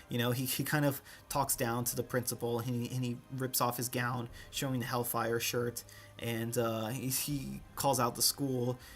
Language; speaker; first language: English; native; English